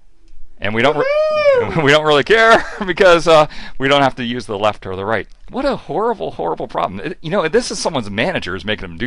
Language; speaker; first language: English; native; English